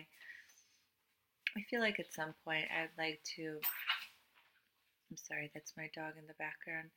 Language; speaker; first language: English; non-native, fluent; Romanian